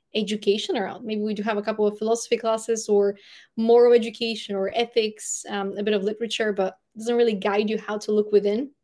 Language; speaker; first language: English; non-native, fluent; Bulgarian